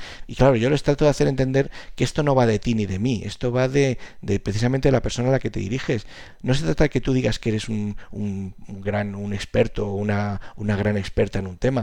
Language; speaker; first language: Spanish; native; Spanish